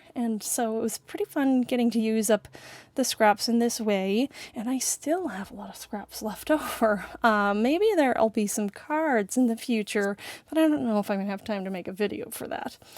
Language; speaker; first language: English; native; English